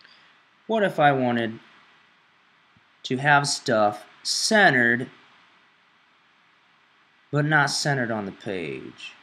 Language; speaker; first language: English; native; English